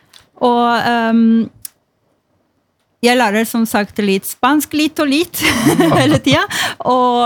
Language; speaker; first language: Norwegian; non-native, fluent; Polish